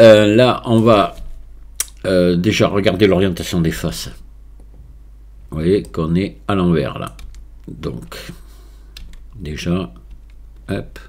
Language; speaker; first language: French; native; French